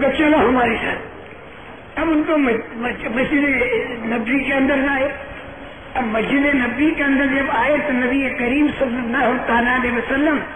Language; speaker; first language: Urdu; non-native, local second language; Gujarati